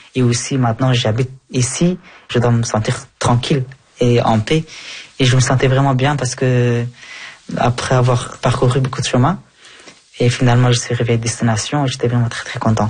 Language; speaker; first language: French; early bilingual, other home language; Persian